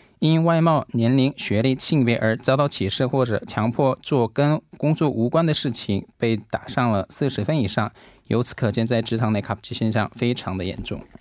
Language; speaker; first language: Chinese; native; Chinese